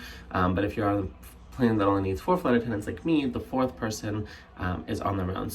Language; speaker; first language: English; native; English